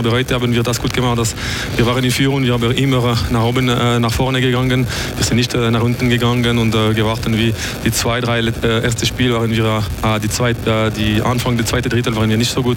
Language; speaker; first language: German; non-native, local second language; French